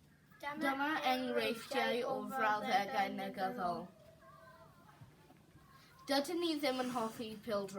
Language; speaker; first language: Welsh; non-native, local second language; English